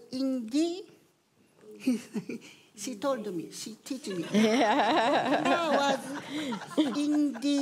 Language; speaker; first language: English; non-native, learner; Japanese